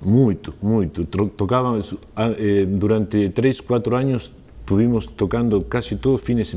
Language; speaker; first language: Portuguese; non-native, learner; Spanish